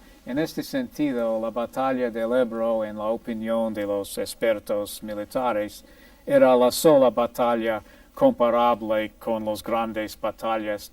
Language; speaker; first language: Spanish; non-native, fluent; English